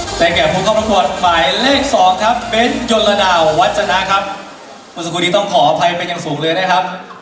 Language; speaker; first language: Thai; native; Thai